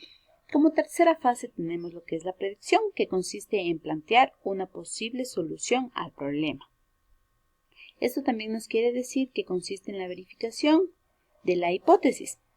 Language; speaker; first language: Spanish; native; Spanish